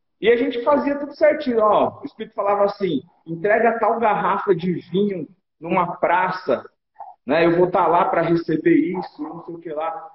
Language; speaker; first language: Portuguese; native; Portuguese